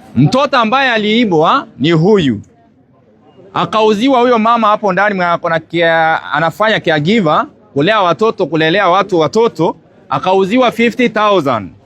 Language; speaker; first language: Swahili; native; Swahili